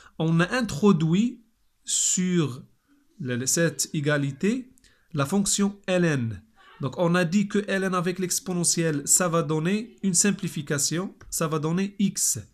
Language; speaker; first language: French; non-native, local second language; Arabic